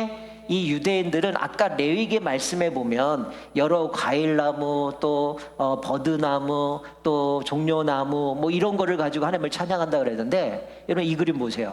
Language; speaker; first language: Korean; native; Korean